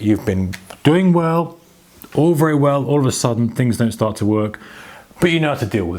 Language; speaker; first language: English; native; English